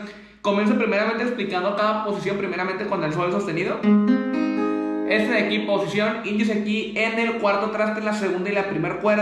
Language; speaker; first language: Spanish; native; Spanish